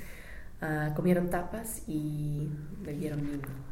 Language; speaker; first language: Spanish; non-native, learner; English